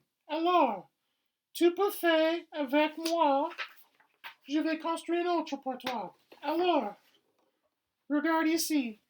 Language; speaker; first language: French; non-native, fluent; English